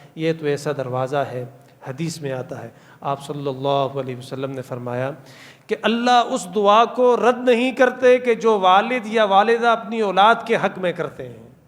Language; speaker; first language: Urdu; non-native, local second language; Pashto